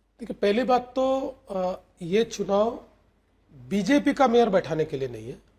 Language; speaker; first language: Hindi; non-native, local second language; Marathi